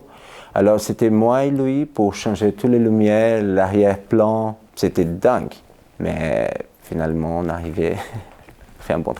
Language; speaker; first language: French; non-native, fluent; Portuguese